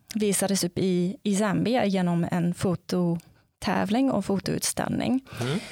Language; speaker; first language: Swedish; non-native, fluent; English